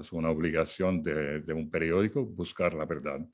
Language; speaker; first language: Spanish; non-native, fluent; English